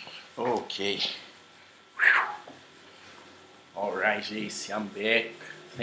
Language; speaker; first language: English; non-native, fluent; Portuguese